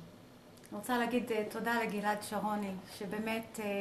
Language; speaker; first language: Hebrew; native; Hebrew